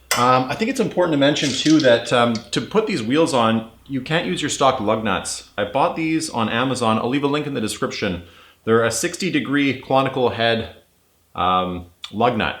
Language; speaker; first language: English; native; English